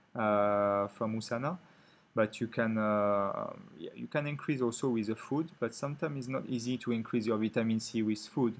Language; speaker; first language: English; non-native, fluent; French